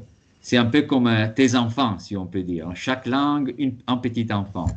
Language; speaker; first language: French; non-native, fluent; Italian